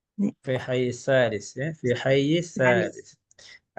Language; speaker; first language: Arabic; non-native, fluent; Malay